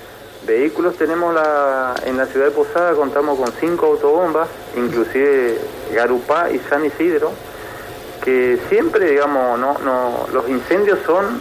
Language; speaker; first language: Spanish; native; Spanish